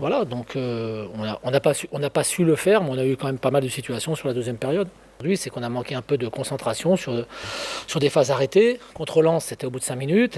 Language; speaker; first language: French; native; French